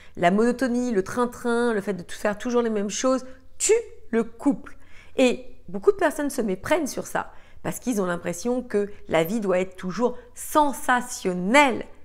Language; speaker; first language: French; native; French